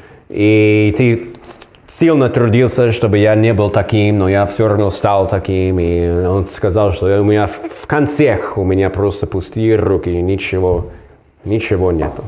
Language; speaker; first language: Russian; non-native, learner; English